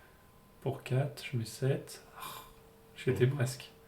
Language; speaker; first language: French; native; French